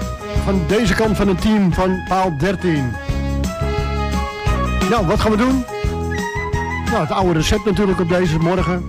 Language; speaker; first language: Dutch; native; Dutch